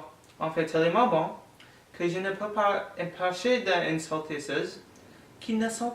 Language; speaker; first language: French; non-native, learner; English